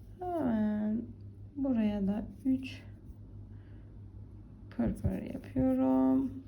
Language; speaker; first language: Turkish; native; Turkish